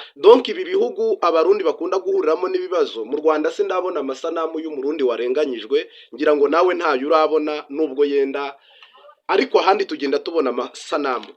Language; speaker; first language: Kinyarwanda; native; Kinyarwanda